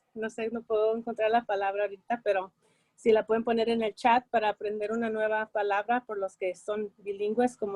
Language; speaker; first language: Spanish; early bilingual, heritage; Spanish